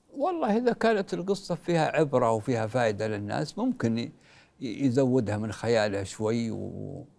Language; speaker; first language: Arabic; native; Arabic